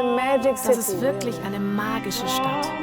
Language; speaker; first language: German; native; German